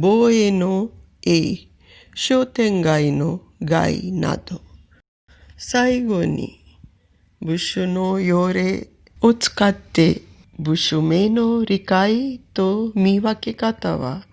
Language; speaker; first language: Japanese; non-native, fluent; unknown